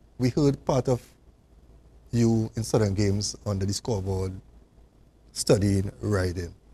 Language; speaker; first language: English; native; English